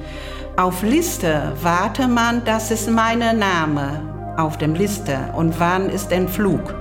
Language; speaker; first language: German; non-native, learner; Vietnamese